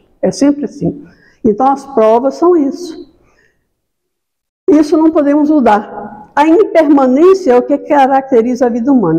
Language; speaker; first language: Portuguese; native; Portuguese